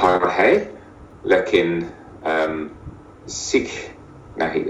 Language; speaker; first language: Hindi; non-native, learner; English